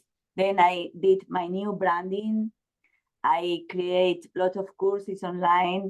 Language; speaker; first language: English; non-native, learner; Spanish